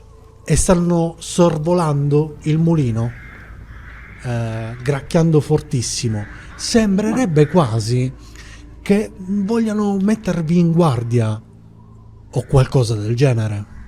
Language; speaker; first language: Italian; native; Italian